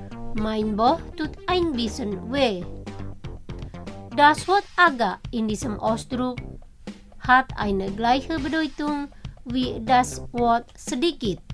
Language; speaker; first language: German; non-native, fluent; Indonesian